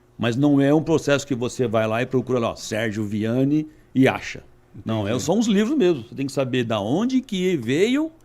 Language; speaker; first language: Portuguese; native; Portuguese